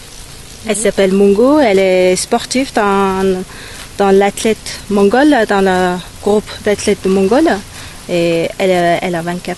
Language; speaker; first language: French; non-native, fluent; Mongolian